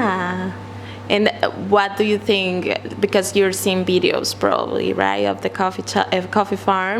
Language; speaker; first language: English; non-native, fluent; Spanish